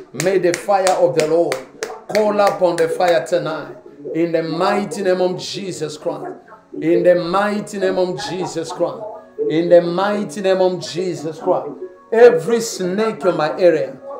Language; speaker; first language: English; non-native, fluent; Lingala